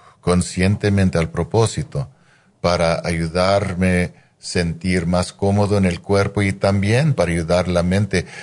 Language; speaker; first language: Spanish; non-native, fluent; English